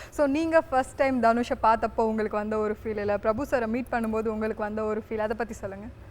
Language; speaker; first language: Tamil; native; Tamil